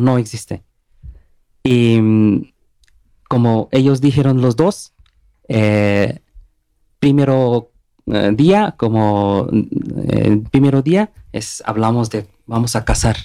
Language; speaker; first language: Spanish; non-native, learner; Bangla